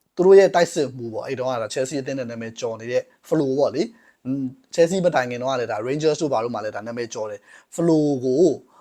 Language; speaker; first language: Burmese; native; Burmese